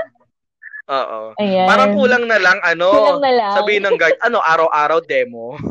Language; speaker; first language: Filipino; native; Filipino